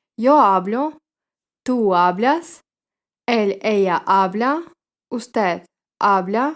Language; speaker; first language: Spanish; non-native, fluent; Ukrainian